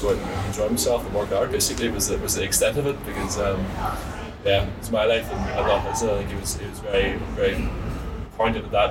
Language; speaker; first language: English; native; English